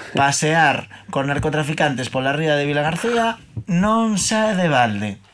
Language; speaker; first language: Galician; non-native, local second language; Spanish